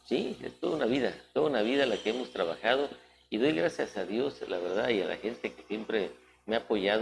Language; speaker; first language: Spanish; native; Spanish